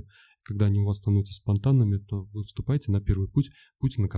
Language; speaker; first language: Russian; native; Russian